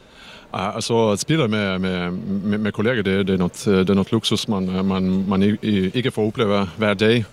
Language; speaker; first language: Danish; non-native, fluent; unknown